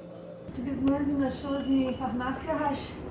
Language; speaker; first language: French; non-native, learner; Portuguese